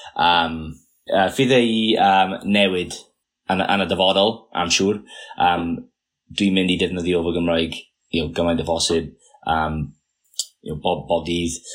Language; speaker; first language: Welsh; non-native, local second language; English